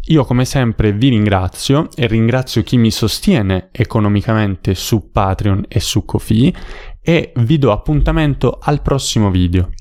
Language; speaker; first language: Italian; native; Italian